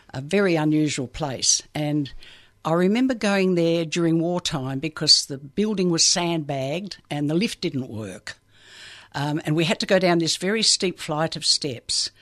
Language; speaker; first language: English; native; English